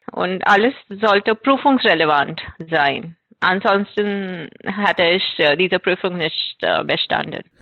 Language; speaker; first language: German; non-native, fluent; Marathi